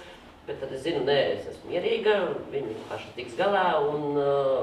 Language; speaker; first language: Latvian; native; Latvian